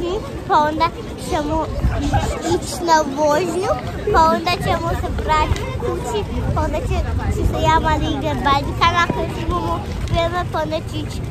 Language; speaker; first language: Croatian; early bilingual, heritage; Croatian